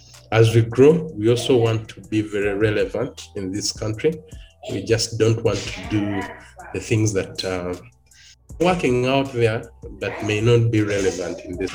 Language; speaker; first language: English; non-native, local second language; Ganda